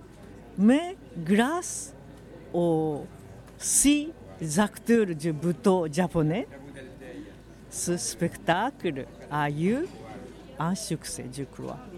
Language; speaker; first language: French; non-native, fluent; Japanese